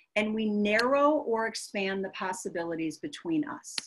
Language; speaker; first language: English; native; English